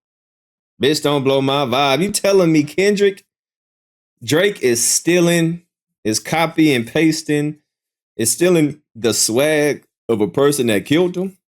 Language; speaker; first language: English; native; English